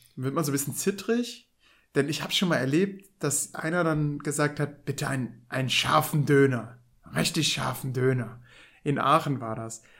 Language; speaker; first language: German; native; German